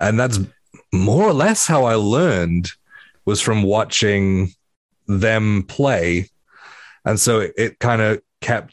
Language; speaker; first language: English; native; English